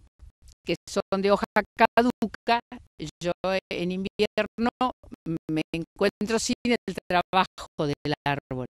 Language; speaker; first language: Spanish; native; Spanish